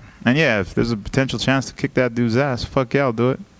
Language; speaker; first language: English; native; English